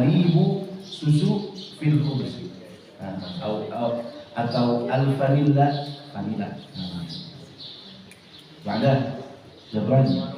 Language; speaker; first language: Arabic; non-native, fluent; Indonesian